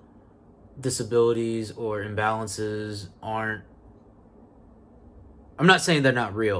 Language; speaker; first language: English; native; English